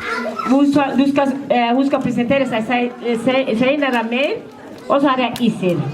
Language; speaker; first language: Norwegian; non-native, fluent; Somali